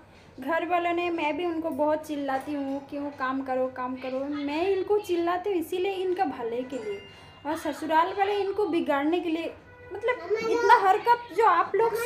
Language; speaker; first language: Hindi; non-native, local second language; Bangla